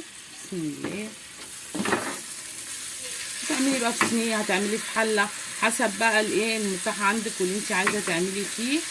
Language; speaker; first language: Arabic; native; Arabic